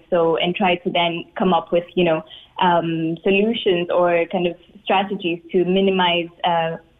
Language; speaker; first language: English; non-native, local second language; Swahili